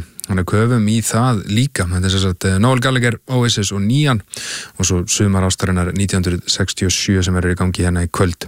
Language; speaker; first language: Icelandic; native; Icelandic